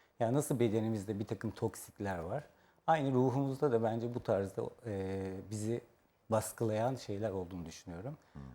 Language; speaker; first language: Turkish; native; Turkish